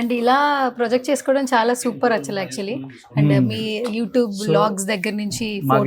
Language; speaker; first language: Telugu; native; Telugu